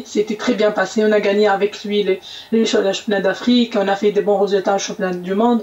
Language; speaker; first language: French; non-native, local second language; Arabic